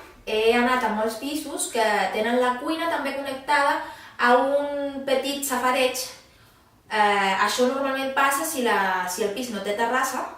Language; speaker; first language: Catalan; non-native, fluent; Spanish